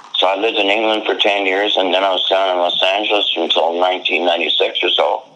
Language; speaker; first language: English; native; English